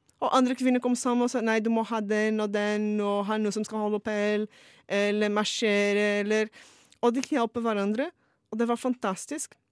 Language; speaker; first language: Norwegian; non-native, fluent; Portuguese